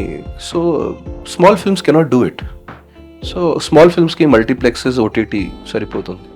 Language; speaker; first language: Telugu; non-native, fluent; Hindi